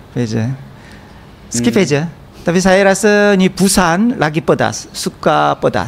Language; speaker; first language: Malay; non-native, learner; Korean